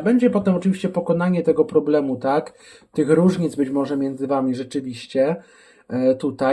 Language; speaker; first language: Polish; native; Polish